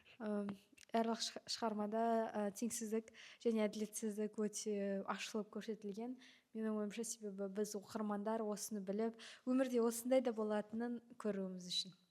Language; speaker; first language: Kazakh; non-native, local second language; Russian